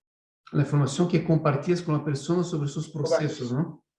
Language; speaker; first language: Spanish; non-native, fluent; Portuguese